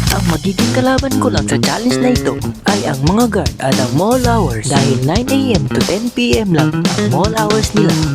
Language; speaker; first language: Filipino; non-native, local second language; Chavacano